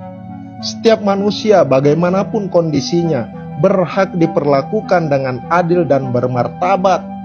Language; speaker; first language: Indonesian; native; Indonesian